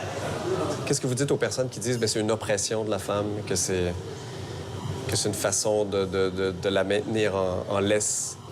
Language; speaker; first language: French; native; French